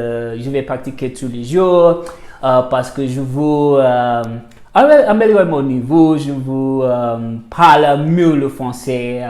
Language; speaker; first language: French; non-native, learner; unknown